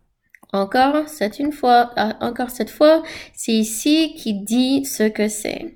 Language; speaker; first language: French; non-native, fluent; English